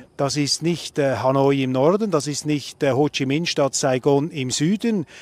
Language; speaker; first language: German; native; German